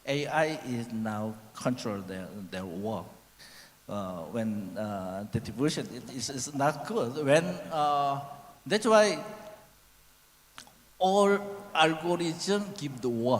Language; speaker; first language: English; non-native, learner; Korean